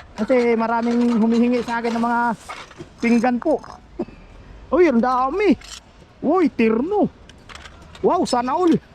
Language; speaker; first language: Filipino; native; Filipino